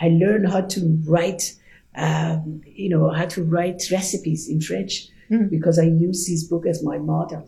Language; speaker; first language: English; non-native, fluent; Persian